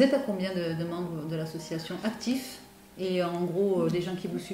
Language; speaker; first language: French; native; French